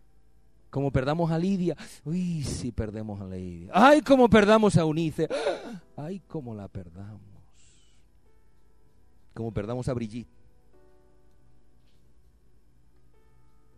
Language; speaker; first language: Spanish; native; Spanish